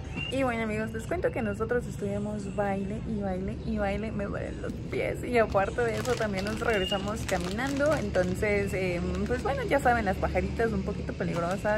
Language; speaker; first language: Spanish; native; Spanish